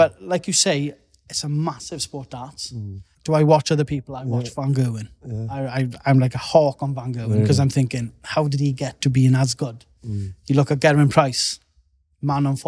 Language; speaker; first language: English; native; English